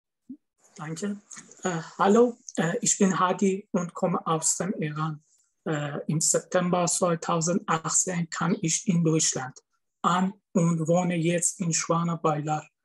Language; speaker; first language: German; non-native, learner; Persian